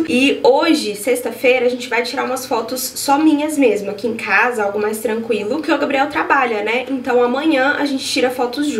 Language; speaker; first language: Portuguese; native; Portuguese